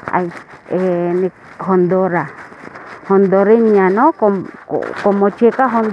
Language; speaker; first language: Spanish; non-native, learner; Filipino